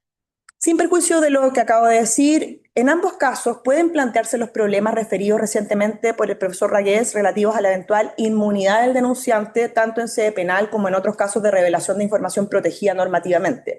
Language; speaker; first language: Spanish; native; Spanish